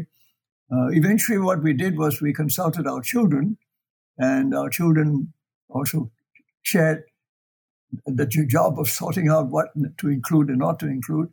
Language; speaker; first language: English; non-native, local second language; Chinese